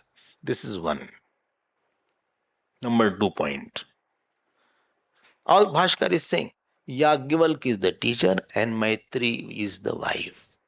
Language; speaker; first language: English; non-native, local second language; Hindi